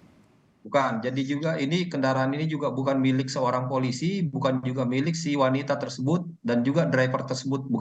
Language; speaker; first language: Indonesian; native; Indonesian